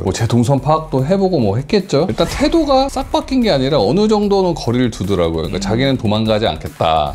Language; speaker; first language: Korean; native; Korean